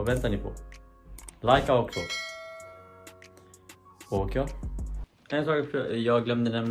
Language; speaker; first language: Swedish; early bilingual, other home language; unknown